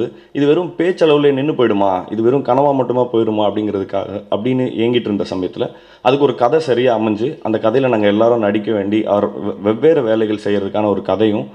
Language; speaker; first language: Tamil; native; Tamil